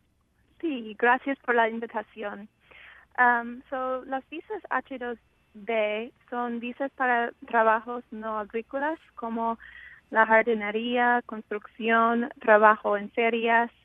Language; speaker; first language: Spanish; non-native, fluent; English